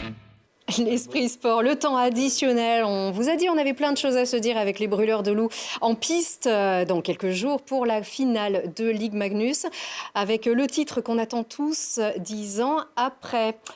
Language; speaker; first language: French; native; French